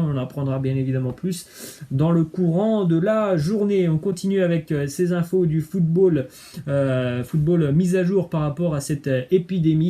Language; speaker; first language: French; native; French